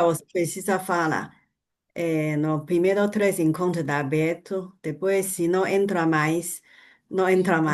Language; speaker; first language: Portuguese; non-native, learner; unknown